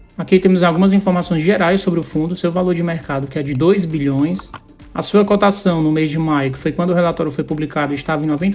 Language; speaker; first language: Portuguese; native; Portuguese